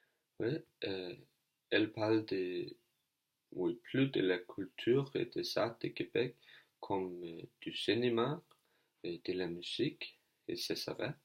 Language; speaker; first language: French; non-native, learner; Danish